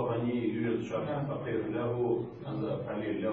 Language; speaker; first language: Arabic; non-native, learner; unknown